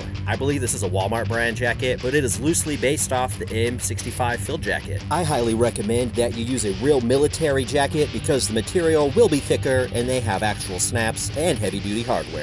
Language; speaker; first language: English; native; English